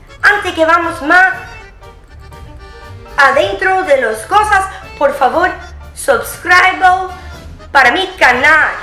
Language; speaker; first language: Spanish; early bilingual, heritage; English